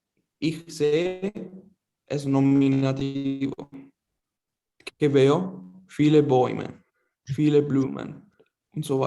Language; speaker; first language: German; non-native, learner; Spanish